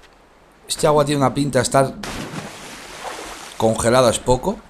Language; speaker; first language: Spanish; native; Spanish